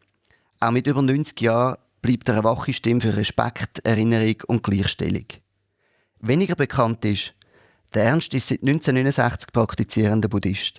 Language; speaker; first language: German; native; German